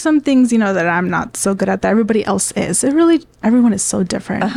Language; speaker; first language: English; early bilingual, other home language; Spanish